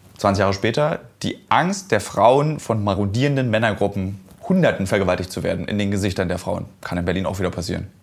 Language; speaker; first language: German; native; German